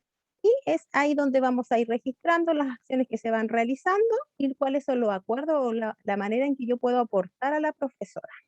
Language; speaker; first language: Spanish; native; Spanish